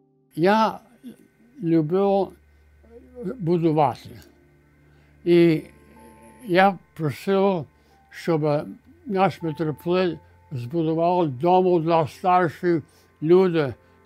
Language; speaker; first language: Ukrainian; early bilingual, heritage; Ukrainian